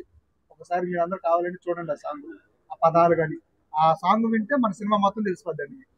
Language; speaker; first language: Telugu; native; Telugu